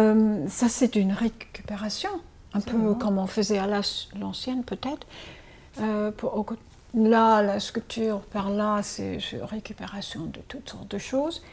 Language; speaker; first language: French; non-native, fluent; English